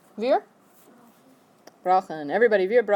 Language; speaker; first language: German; non-native, fluent; English